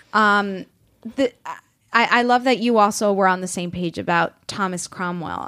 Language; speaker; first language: English; non-native, fluent; Spanish